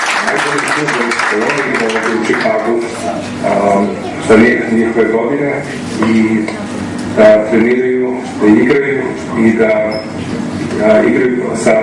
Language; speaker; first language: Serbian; early bilingual, heritage; Serbian